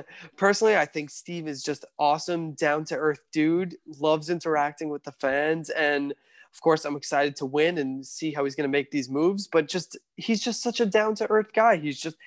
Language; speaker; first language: English; native; English